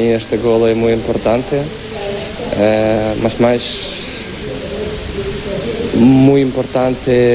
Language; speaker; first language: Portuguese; non-native, learner; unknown